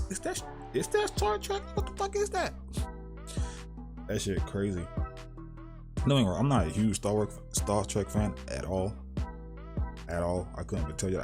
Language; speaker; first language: English; native; English